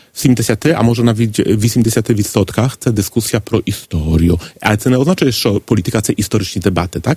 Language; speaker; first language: Polish; non-native, learner; Ukrainian